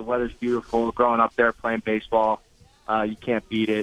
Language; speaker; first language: English; native; English